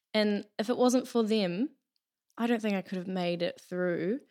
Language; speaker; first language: English; native; English